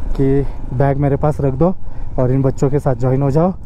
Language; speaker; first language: Hindi; non-native, local second language; Marathi